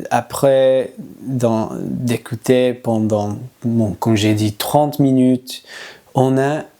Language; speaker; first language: French; non-native, learner; English